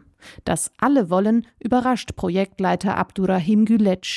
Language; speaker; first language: German; native; German